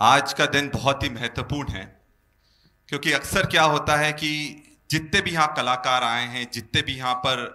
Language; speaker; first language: Hindi; native; Hindi